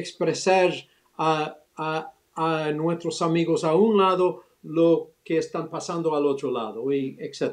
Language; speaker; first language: Spanish; early bilingual, other home language; English